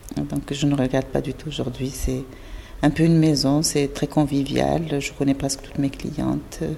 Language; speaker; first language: French; non-native, local second language; Arabic